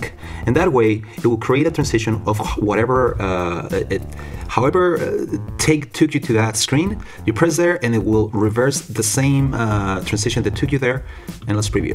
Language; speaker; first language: English; non-native, fluent; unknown